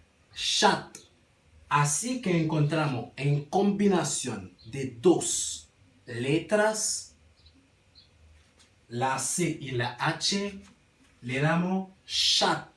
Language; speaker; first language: Spanish; non-native, learner; Haitian Creole